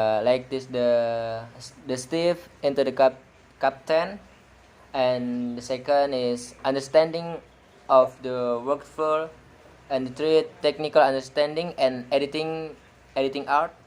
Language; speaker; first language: English; non-native, learner; Indonesian